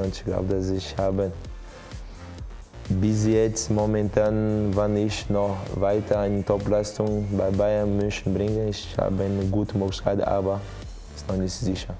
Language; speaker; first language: German; non-native, learner; Portuguese